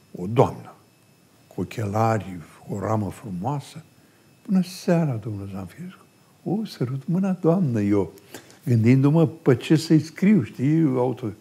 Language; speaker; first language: Romanian; native; Romanian